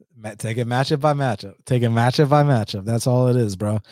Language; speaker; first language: English; early bilingual, other home language; Spanish